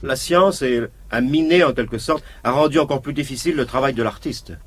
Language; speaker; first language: French; native; French